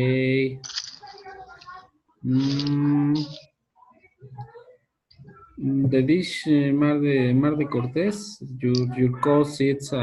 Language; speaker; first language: English; non-native, learner; Spanish